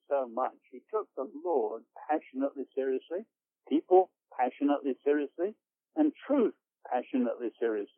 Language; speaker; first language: English; native; English